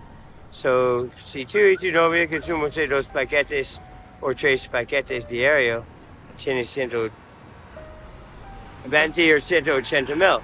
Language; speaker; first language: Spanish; non-native, learner; English